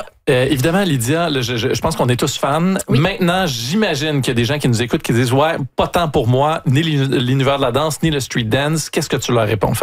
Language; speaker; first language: French; native; French